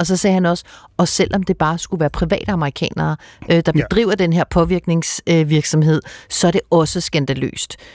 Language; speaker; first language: Danish; native; Danish